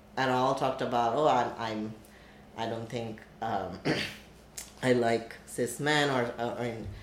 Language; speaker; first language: English; non-native, local second language; Bangla